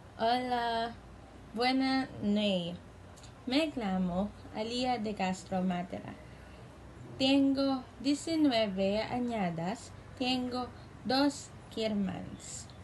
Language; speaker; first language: Spanish; non-native, learner; Filipino